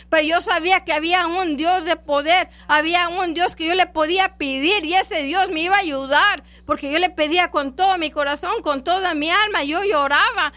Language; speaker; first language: Spanish; non-native, local second language; English